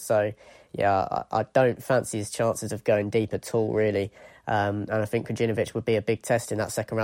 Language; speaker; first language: English; native; English